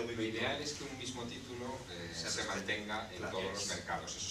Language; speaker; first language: Spanish; native; Spanish